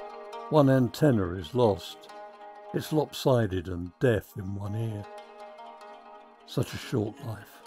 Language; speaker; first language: English; native; English